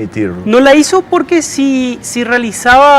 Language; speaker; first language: Spanish; native; Spanish